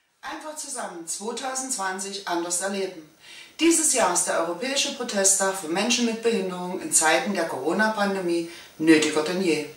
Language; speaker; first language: German; native; German